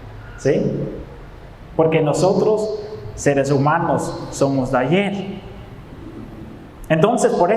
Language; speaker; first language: Spanish; non-native, fluent; Dutch